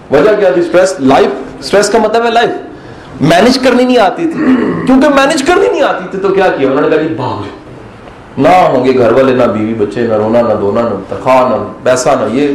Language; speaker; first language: Urdu; non-native, local second language; Punjabi